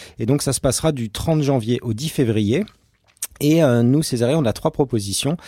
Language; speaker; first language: French; native; French